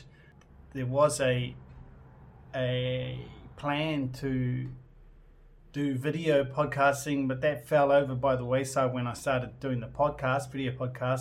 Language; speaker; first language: English; native; English